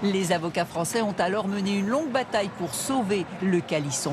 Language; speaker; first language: French; native; French